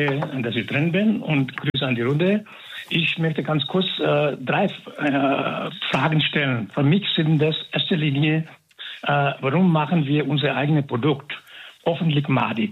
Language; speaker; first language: German; non-native, fluent; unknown